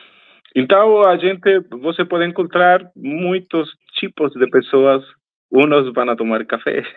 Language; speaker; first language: Portuguese; non-native, fluent; Spanish